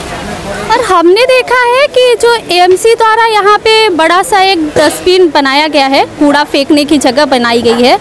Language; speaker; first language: Hindi; native; Hindi